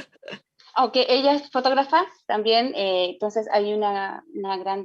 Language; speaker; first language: Spanish; native; Spanish